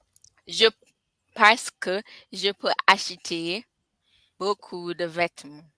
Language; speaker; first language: French; non-native, learner; English